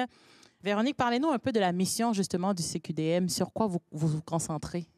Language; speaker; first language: French; native; French